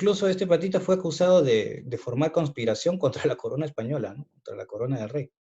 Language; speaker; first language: Spanish; native; Spanish